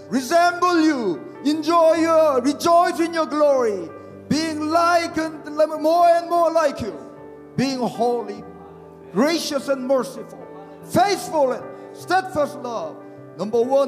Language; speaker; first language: English; non-native, fluent; Korean